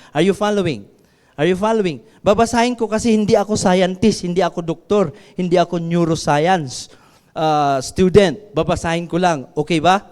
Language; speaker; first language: Filipino; non-native, local second language; Iloko